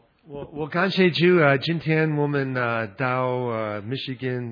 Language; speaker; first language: Chinese; non-native, learner; English